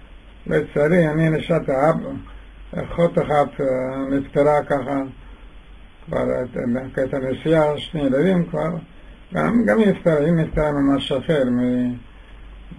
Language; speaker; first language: Hebrew; non-native, fluent; Yiddish